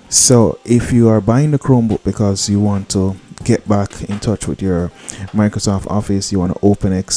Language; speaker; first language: English; native; English